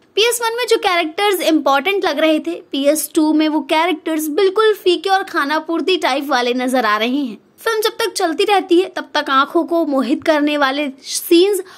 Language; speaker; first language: Hindi; native; Hindi